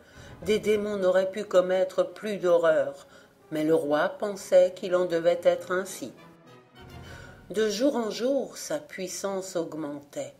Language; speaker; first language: French; native; French